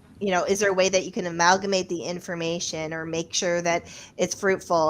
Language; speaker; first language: English; native; English